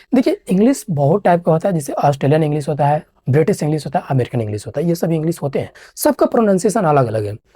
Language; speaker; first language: Hindi; native; Hindi